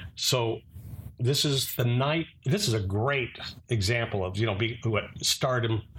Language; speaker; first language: English; native; English